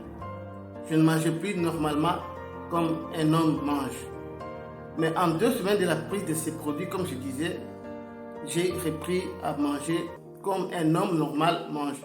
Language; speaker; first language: French; non-native, local second language; Lingala